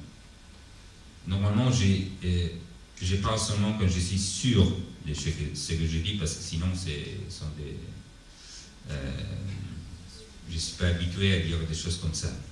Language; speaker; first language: French; non-native, learner; Italian